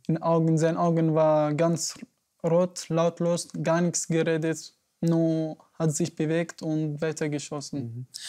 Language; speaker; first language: German; non-native, learner; Arabic